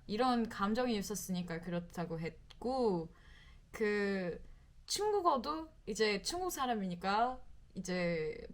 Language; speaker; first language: Korean; non-native, fluent; English